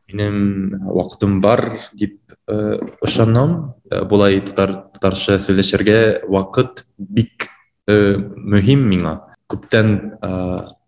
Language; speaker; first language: Tatar; non-native, learner; Japanese